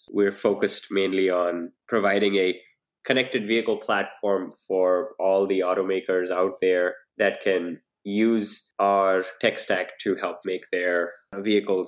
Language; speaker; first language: English; non-native, local second language; Hindi